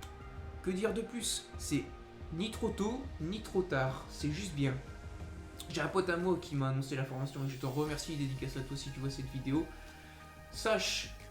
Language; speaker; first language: French; native; French